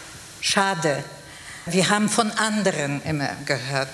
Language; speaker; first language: German; non-native, fluent; Polish